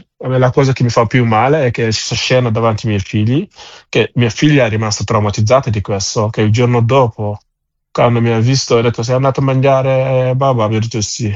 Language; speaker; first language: Italian; non-native, fluent; Wolof